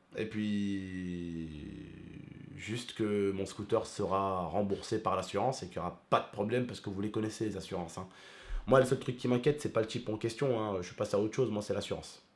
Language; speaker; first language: French; early bilingual, other home language; Arabic